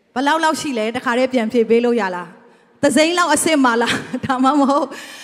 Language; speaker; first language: Burmese; non-native, local second language; Tedim Chin